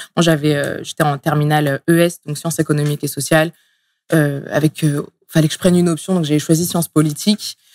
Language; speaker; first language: French; early bilingual, other home language; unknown